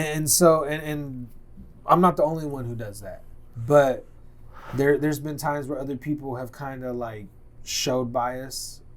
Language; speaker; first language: English; native; English